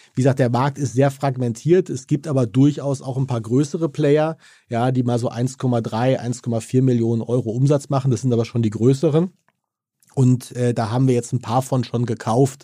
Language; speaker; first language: German; native; German